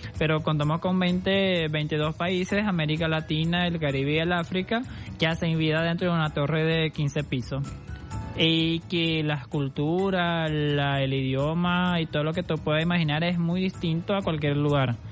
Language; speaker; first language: Spanish; non-native, fluent; Portuguese